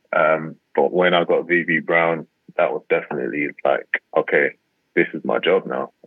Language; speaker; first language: English; native; English